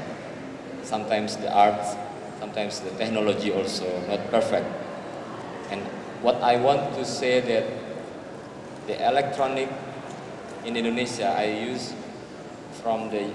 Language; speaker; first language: English; non-native, learner; Indonesian